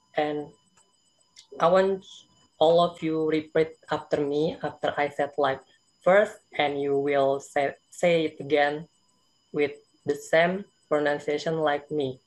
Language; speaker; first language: English; non-native, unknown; Indonesian